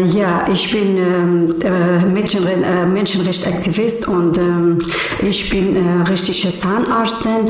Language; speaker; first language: German; non-native, learner; Persian